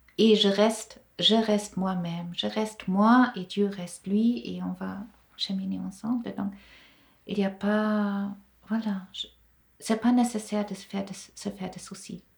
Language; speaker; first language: French; non-native, fluent; German